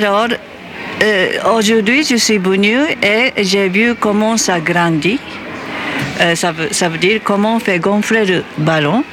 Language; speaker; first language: French; non-native, fluent; Japanese